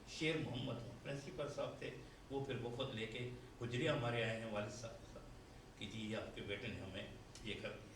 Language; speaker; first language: Urdu; non-native, local second language; Pashto